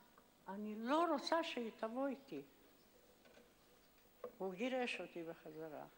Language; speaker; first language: Hebrew; non-native, fluent; Hungarian